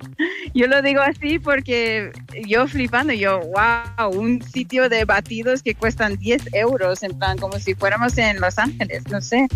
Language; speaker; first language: Spanish; non-native, fluent; English